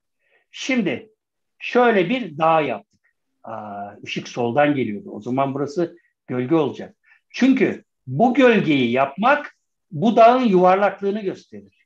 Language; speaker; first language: Turkish; native; Turkish